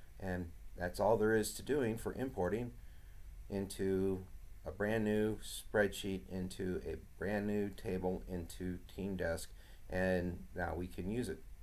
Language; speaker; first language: English; native; English